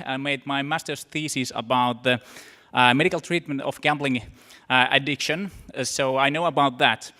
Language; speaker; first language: English; non-native, fluent; Finnish